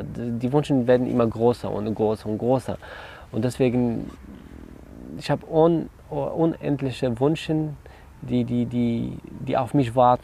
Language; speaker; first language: German; non-native, learner; Kurdish